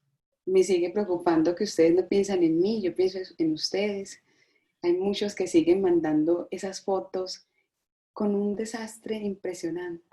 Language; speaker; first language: Spanish; native; Spanish